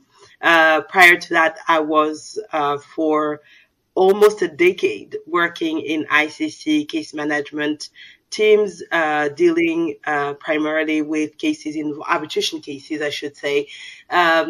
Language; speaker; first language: English; non-native, fluent; Soninke